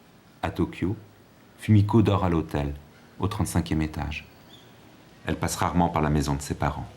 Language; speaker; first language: French; native; French